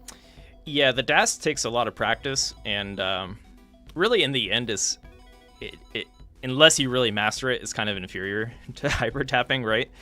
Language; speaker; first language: English; native; English